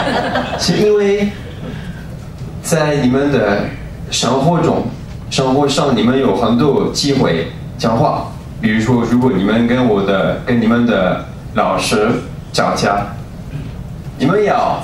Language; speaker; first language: Chinese; non-native, learner; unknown